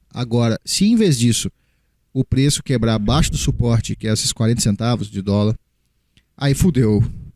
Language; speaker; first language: Portuguese; native; Portuguese